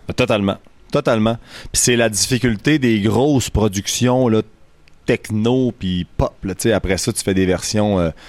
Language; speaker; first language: French; native; French